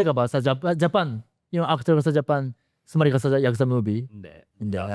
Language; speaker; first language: Filipino; non-native, fluent; Japanese